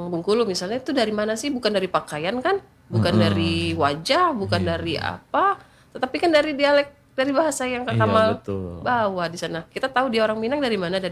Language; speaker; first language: Indonesian; native; Indonesian